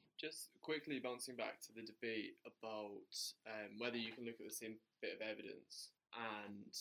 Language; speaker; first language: English; non-native, fluent; German